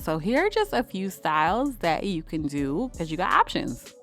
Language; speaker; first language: English; native; English